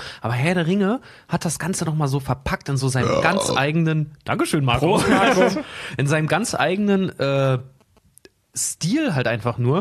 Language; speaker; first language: German; native; German